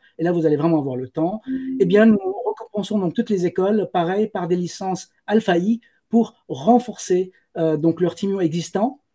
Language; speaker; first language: French; native; French